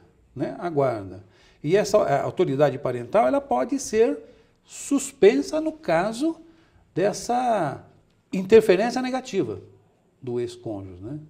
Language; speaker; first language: Portuguese; native; Portuguese